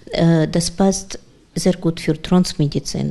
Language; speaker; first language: German; non-native, learner; Russian